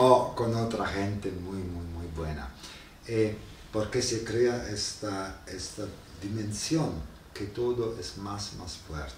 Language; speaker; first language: Spanish; non-native, learner; Italian